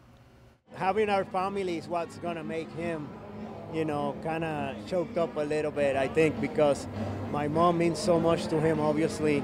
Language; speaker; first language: English; non-native, fluent; Spanish